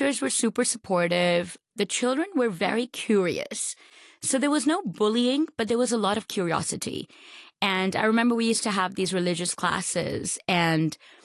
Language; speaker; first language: English; non-native, local second language; Urdu